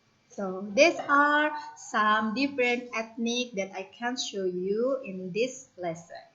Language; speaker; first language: English; non-native, learner; Indonesian